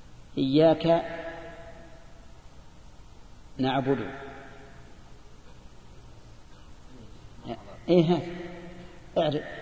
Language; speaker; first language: Arabic; native; Arabic